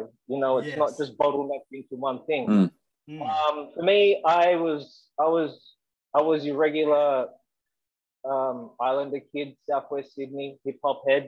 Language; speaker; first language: English; native; English